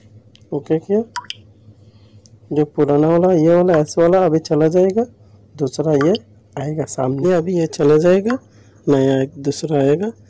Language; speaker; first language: Hindi; non-native, local second language; Bangla